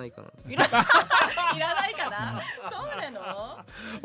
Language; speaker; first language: Japanese; native; Japanese